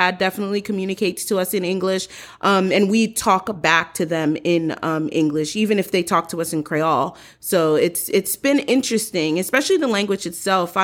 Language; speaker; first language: English; early bilingual, other home language; Haitian Creole